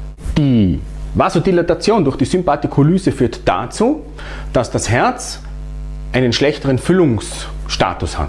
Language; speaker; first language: German; native; German